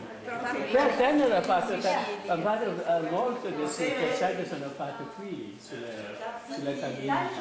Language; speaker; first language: Italian; non-native, learner; English